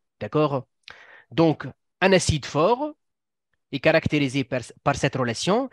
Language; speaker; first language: French; non-native, local second language; Arabic